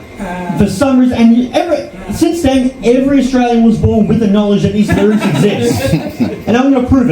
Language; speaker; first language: English; native; English